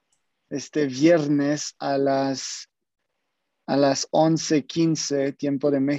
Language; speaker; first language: Spanish; non-native, fluent; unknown